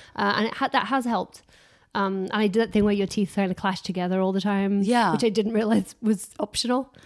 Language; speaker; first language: English; native; English